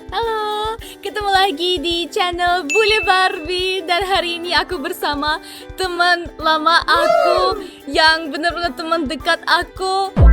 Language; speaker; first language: Indonesian; non-native, fluent; German